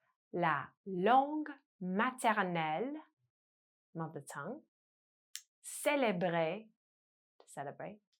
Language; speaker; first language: French; non-native, fluent; English